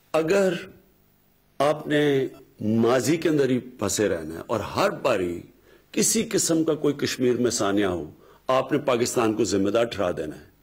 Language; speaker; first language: Urdu; native; Urdu